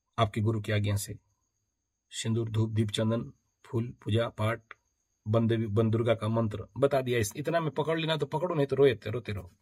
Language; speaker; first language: Hindi; native; Hindi